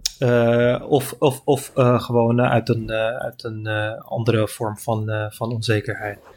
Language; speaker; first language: Dutch; non-native, fluent; Turkish